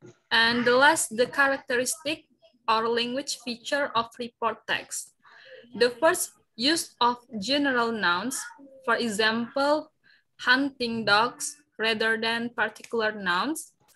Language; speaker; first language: English; non-native, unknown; Indonesian